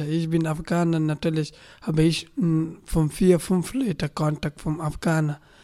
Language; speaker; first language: German; non-native, learner; Persian